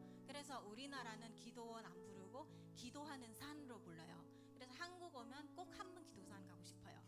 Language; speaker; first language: Korean; non-native, learner; Vietnamese